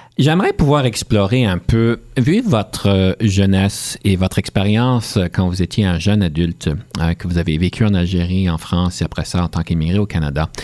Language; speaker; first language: French; native; French